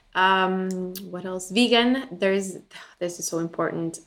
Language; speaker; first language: English; non-native, fluent; Spanish